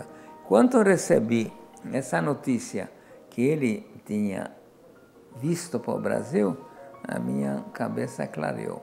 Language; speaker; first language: Portuguese; non-native, fluent; Polish